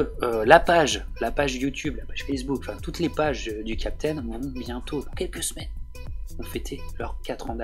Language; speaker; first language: French; native; French